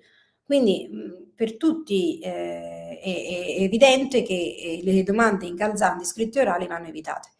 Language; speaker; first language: Italian; native; Italian